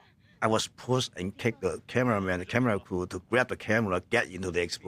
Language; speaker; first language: English; non-native, local second language; Cantonese